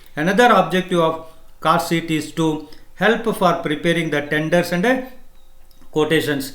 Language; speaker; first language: English; non-native, local second language; Kannada